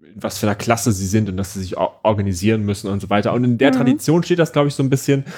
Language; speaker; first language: German; native; German